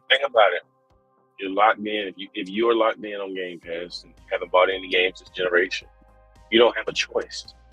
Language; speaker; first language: English; native; English